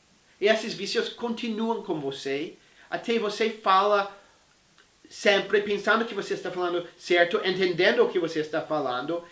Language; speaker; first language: Portuguese; non-native, fluent; English